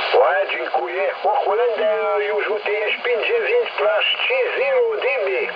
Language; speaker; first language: Polish; non-native, learner; French